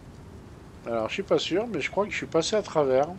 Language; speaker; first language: French; native; French